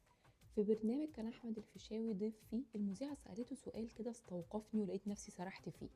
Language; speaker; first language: Arabic; native; Arabic